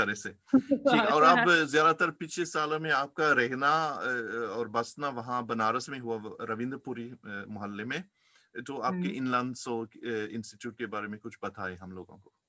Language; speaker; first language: Hindi; non-native, fluent; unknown